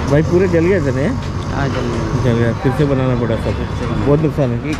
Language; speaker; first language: Hindi; non-native, local second language; Marathi